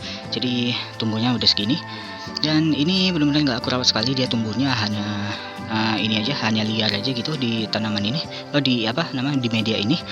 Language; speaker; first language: Indonesian; native; Indonesian